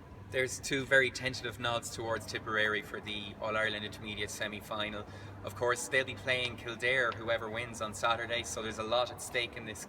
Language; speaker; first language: English; native; English